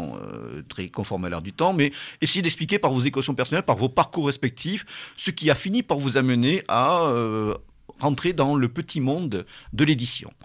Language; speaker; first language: French; native; French